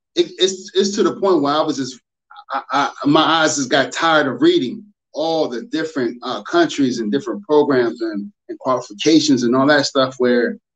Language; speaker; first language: English; native; English